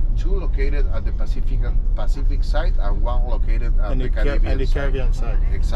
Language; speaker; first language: English; non-native, fluent; Spanish